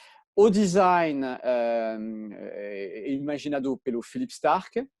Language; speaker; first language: Portuguese; non-native, fluent; French